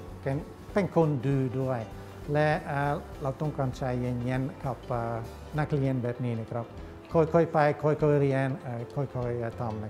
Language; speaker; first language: Thai; non-native, fluent; Dutch